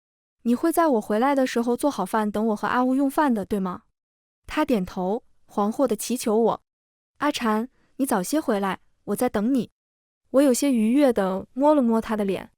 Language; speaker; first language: Chinese; native; Chinese